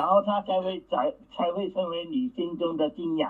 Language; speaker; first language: Chinese; native; Chinese